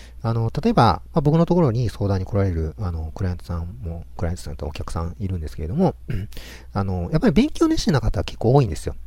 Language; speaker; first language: Japanese; native; Japanese